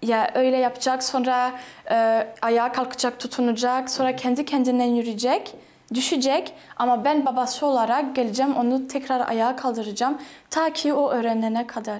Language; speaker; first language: Turkish; non-native, fluent; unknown